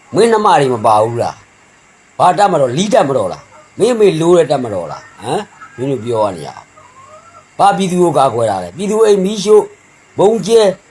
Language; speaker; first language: Burmese; native; Burmese